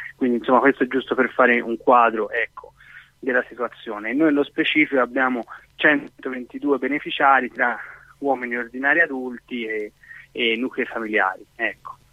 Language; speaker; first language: Italian; native; Italian